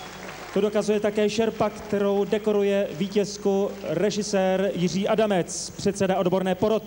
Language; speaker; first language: Czech; native; Czech